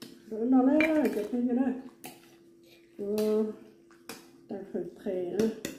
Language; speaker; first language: French; non-native, learner; Hmong